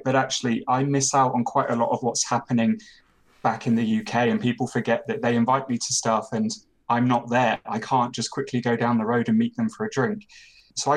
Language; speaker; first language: English; native; English